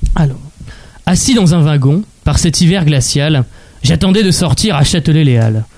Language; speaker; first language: French; native; French